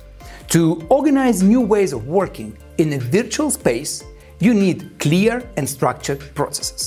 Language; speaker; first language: English; non-native, fluent; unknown